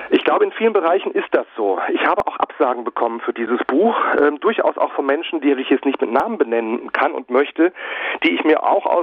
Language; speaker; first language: German; native; German